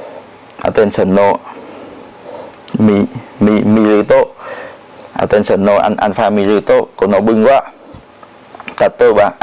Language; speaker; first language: Japanese; non-native, learner; Thai